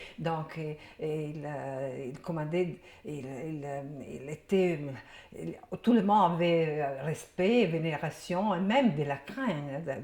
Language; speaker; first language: French; non-native, fluent; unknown